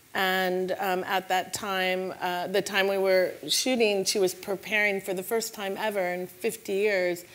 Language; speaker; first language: English; native; English